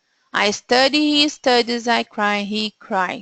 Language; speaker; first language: English; non-native, fluent; Portuguese